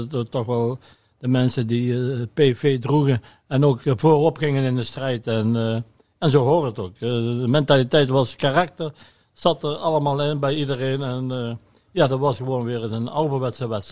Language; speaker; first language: Dutch; native; Dutch